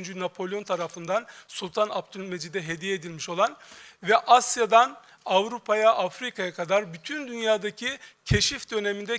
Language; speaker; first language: Turkish; native; Turkish